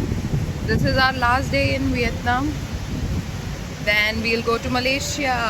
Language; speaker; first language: English; non-native, local second language; Malayalam